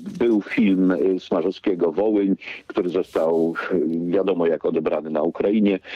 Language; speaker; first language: Polish; native; Polish